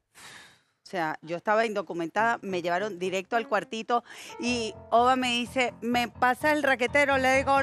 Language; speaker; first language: Spanish; native; Spanish